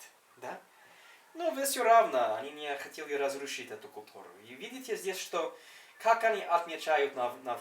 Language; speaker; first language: Russian; non-native, fluent; English